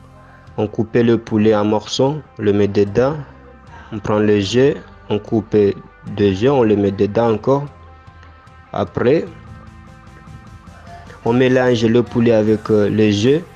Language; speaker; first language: French; non-native, learner; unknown